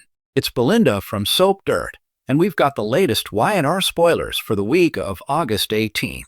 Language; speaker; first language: English; native; English